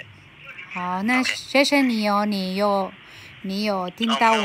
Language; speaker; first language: Chinese; non-native, fluent; Filipino